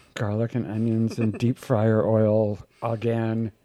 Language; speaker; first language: English; native; English